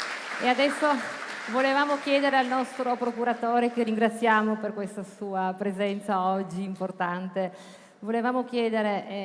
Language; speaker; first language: Italian; native; Italian